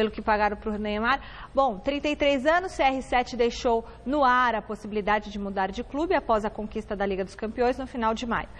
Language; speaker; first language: Portuguese; native; Portuguese